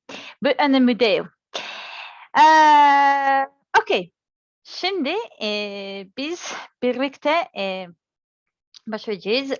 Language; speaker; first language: Turkish; non-native, learner; Serbian